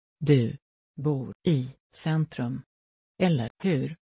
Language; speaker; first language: Swedish; non-native, learner; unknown